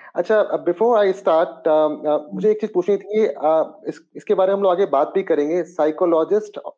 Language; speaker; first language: Hindi; native; Hindi